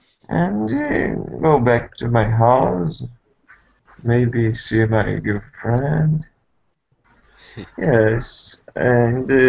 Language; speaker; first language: English; non-native, learner; Portuguese